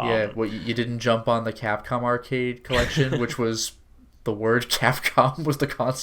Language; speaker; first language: English; native; English